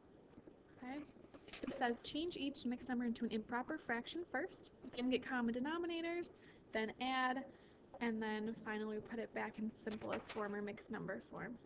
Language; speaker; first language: English; native; English